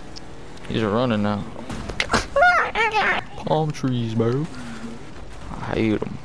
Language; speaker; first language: English; native; English